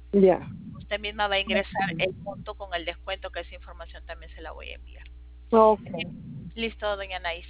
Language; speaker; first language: Spanish; native; Spanish